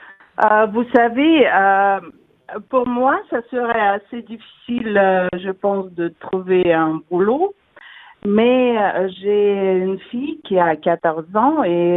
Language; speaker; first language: French; non-native, fluent; Russian